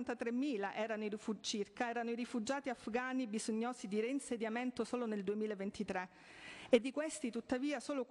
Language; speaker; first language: Italian; native; Italian